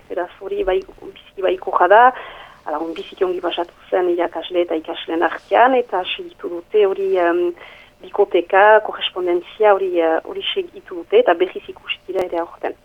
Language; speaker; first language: Basque; native; Basque